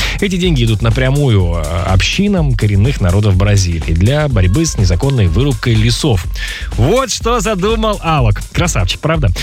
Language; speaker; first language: Russian; native; Russian